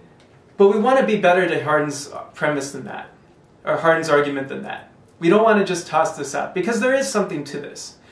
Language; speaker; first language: English; native; English